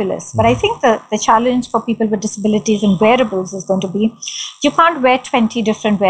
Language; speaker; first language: English; non-native, local second language; Hindi